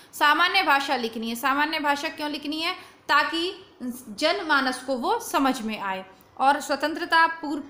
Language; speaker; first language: Hindi; native; Hindi